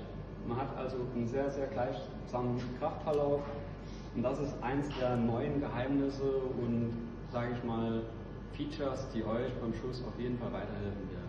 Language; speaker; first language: German; native; German